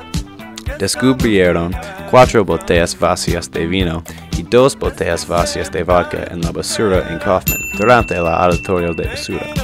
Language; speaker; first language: Spanish; non-native, learner; English